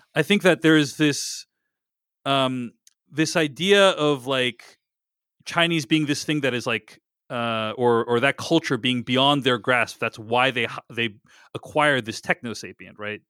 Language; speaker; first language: English; early bilingual, other home language; Chinese